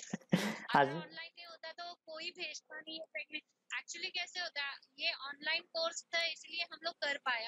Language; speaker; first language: Hindi; non-native, local second language; Marathi